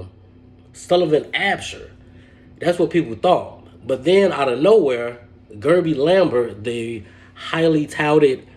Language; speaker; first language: English; native; English